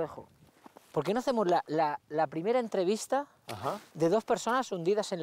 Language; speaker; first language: Spanish; native; Spanish